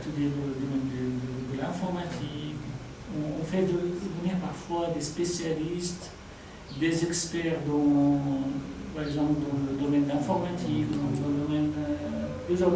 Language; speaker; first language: French; non-native, fluent; Arabic